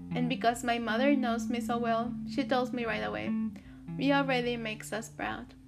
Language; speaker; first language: English; early bilingual, other home language; Spanish